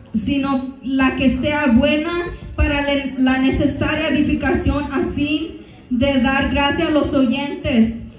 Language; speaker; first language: Spanish; early bilingual, heritage; Spanish